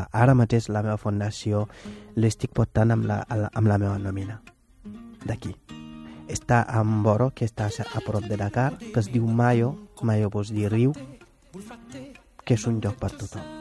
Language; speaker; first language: Catalan; non-native, fluent; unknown